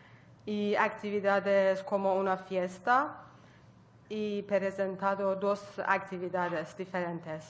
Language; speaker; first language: Spanish; non-native, learner; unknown